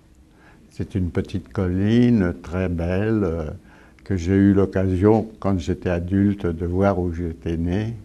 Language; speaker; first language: French; early bilingual, other home language; Italian